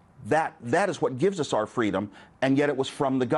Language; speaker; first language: English; native; English